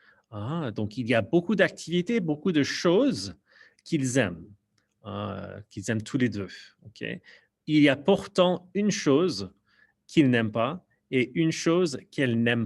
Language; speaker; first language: French; non-native, fluent; English